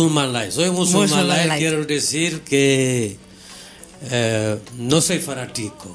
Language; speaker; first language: Spanish; non-native, fluent; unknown